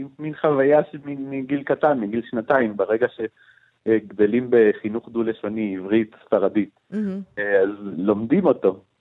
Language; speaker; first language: Hebrew; non-native, fluent; Spanish